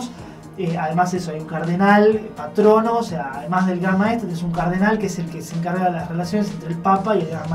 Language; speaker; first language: Spanish; native; Spanish